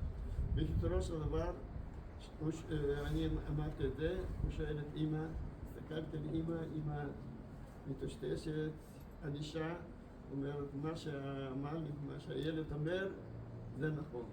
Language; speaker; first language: Hebrew; non-native, fluent; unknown